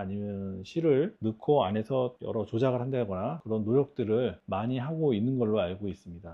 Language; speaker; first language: Korean; native; Korean